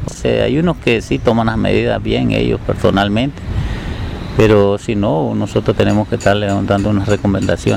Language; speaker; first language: Spanish; native; Spanish